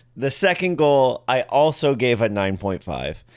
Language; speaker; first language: English; native; English